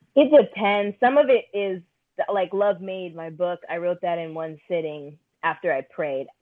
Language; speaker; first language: English; native; English